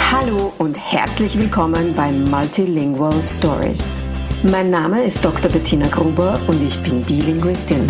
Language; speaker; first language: German; native; German